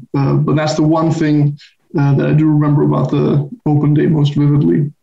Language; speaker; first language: English; non-native, fluent; Spanish